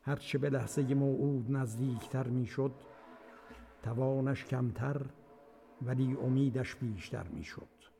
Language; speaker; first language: Persian; native; Persian